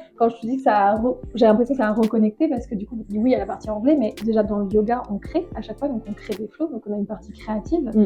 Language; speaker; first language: French; native; French